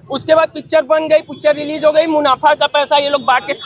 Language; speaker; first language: Hindi; native; Hindi